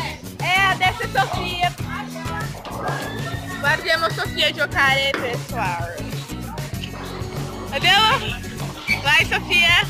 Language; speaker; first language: Italian; non-native, learner; Portuguese